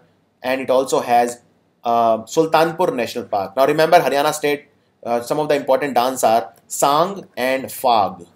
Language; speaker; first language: English; non-native, local second language; Hindi